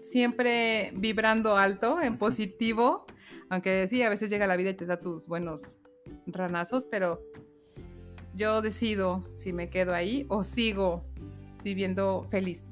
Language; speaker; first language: Spanish; native; Spanish